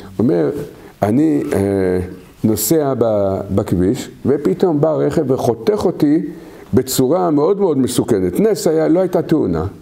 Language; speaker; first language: Hebrew; native; Hebrew